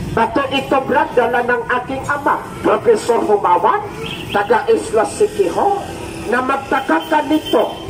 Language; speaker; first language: Filipino; non-native, local second language; Cebuano